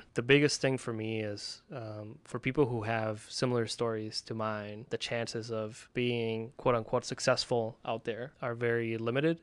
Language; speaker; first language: English; early bilingual, other home language; Spanish